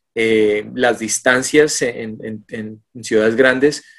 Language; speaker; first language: Spanish; native; Spanish